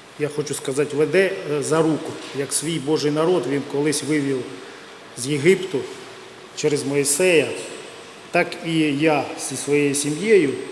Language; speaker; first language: Ukrainian; non-native, local second language; Russian